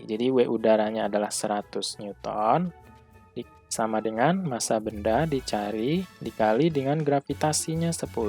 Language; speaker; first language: Indonesian; native; Indonesian